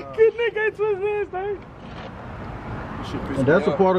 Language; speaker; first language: English; native; English